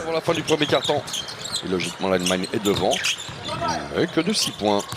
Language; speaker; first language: French; native; French